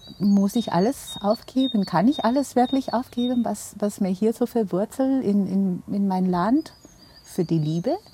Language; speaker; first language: German; non-native, fluent; Spanish